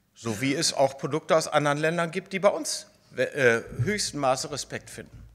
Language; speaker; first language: German; native; German